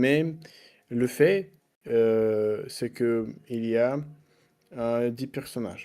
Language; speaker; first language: French; non-native, learner; Russian